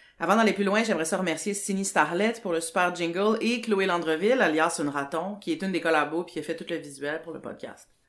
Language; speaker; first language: French; native; French